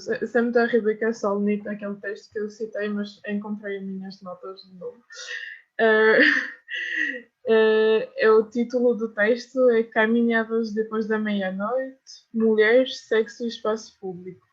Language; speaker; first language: Portuguese; non-native, fluent; French